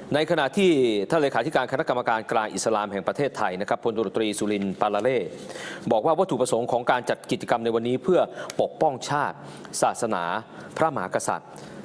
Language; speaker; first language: Thai; native; Thai